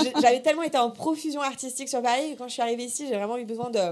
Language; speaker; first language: French; native; French